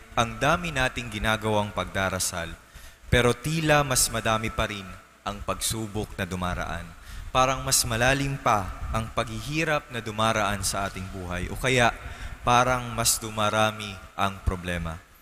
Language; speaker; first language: Filipino; non-native, local second language; Bikol